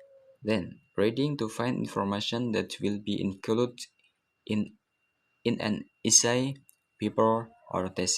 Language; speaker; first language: English; non-native, learner; Indonesian